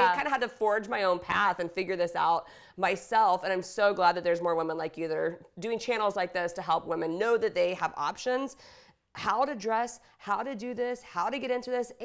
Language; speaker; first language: English; native; English